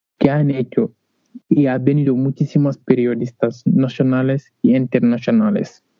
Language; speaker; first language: Spanish; non-native, learner; Wolof